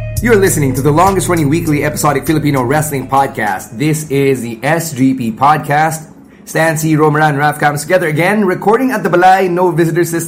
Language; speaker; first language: English; non-native, local second language; Filipino